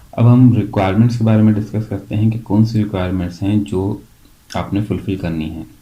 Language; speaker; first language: Hindi; native; Hindi